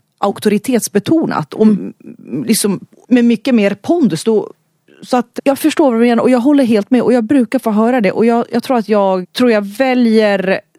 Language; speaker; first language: Swedish; early bilingual, other home language; Finnish